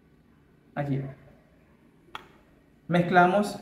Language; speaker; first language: Spanish; native; Spanish